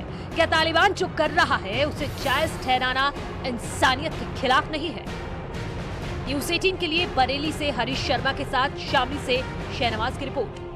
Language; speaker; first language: Hindi; native; Hindi